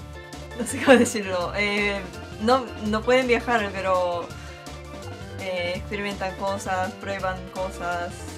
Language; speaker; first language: Spanish; non-native, fluent; Japanese